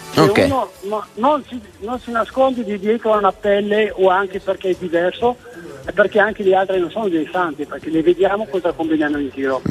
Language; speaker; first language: Italian; non-native, fluent; Arabic